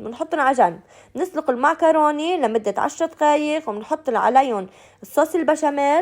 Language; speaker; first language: Arabic; native; Arabic